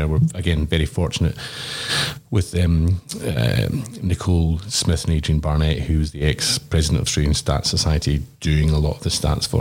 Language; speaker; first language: English; native; English